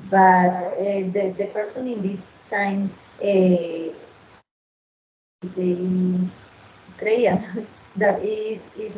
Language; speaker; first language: English; non-native, learner; Spanish